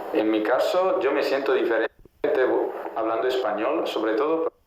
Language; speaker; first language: Spanish; non-native, fluent; Italian